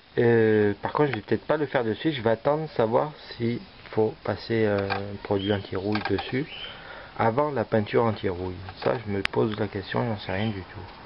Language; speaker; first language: French; native; French